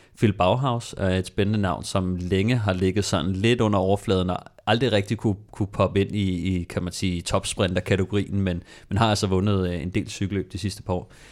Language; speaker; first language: Danish; native; Danish